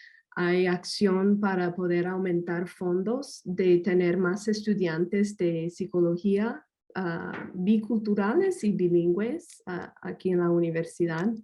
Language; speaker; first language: Spanish; non-native, fluent; English